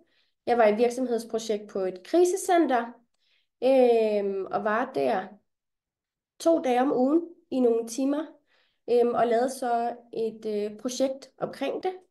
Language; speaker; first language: Danish; native; Danish